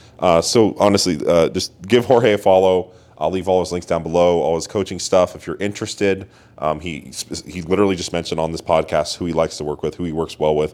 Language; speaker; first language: English; native; English